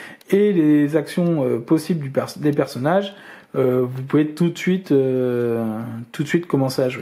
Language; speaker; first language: French; native; French